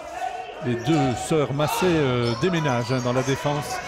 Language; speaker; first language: French; native; French